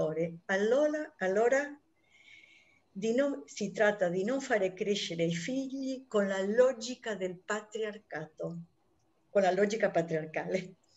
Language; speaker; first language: Italian; non-native, fluent; Spanish